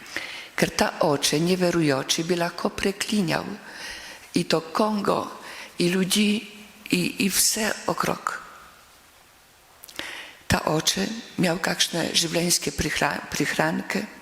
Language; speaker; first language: Slovenian; non-native, fluent; Polish